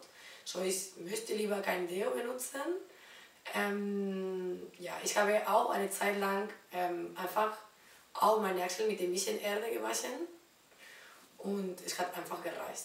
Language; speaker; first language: German; non-native, learner; Spanish